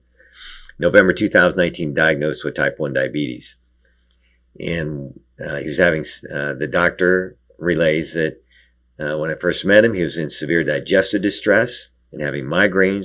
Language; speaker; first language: English; native; English